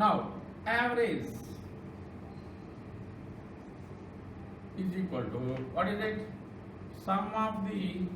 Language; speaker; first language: English; non-native, local second language; Telugu